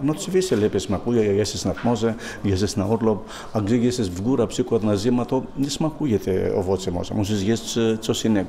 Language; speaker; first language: Polish; non-native, fluent; Greek